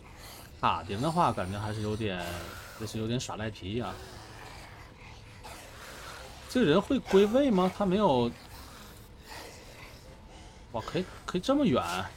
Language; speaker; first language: Chinese; native; Chinese